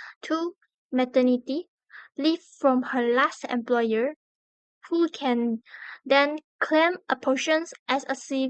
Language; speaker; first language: English; non-native, learner; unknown